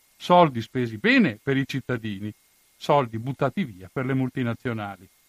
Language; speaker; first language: Italian; native; Italian